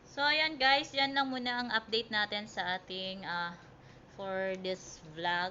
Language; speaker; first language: Filipino; native; Filipino